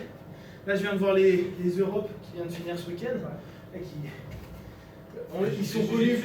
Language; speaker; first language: French; native; French